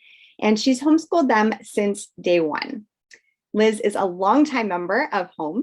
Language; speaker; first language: English; native; English